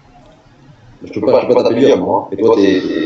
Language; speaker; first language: French; native; French